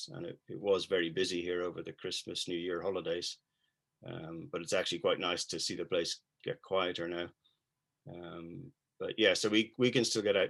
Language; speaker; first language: English; native; English